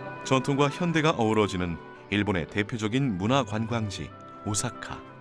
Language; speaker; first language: Korean; native; Korean